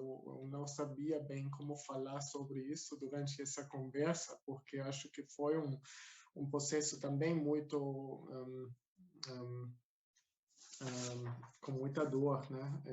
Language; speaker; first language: Portuguese; non-native, fluent; German